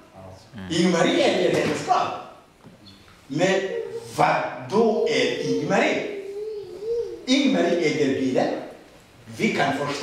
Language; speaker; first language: Swedish; non-native, fluent; Rundi